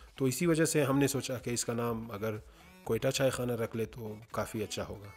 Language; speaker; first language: Urdu; non-native, local second language; Hazaragi